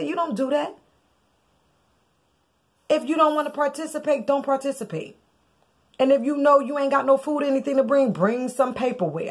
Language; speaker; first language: English; native; English